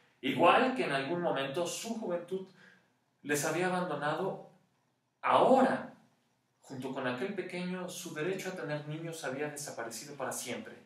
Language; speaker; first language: Spanish; native; Spanish